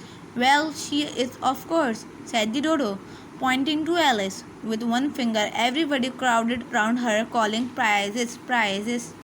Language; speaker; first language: English; non-native, local second language; Urdu